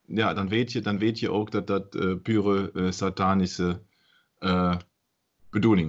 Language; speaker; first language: Dutch; non-native, learner; German